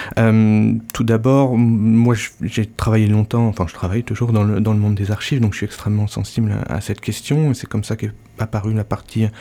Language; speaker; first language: French; native; French